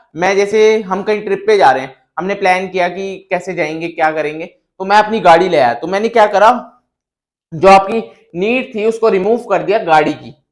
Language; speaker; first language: Hindi; native; Hindi